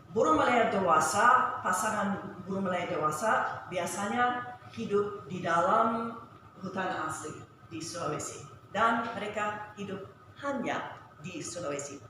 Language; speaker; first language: Indonesian; non-native, fluent; English